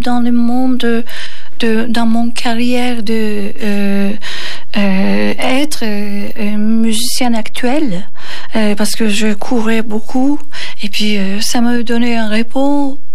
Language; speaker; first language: French; non-native, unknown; Turkish